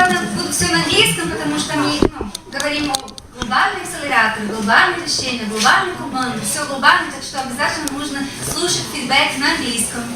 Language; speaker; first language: Russian; non-native, fluent; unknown